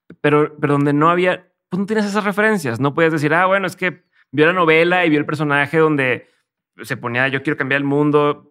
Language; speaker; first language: Spanish; native; Spanish